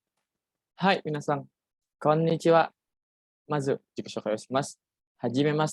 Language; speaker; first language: Japanese; non-native, fluent; Indonesian